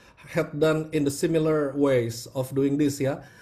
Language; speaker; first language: English; non-native, fluent; Indonesian